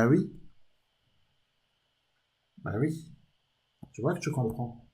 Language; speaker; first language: French; native; French